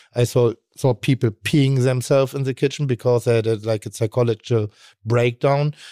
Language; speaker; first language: English; non-native, fluent; German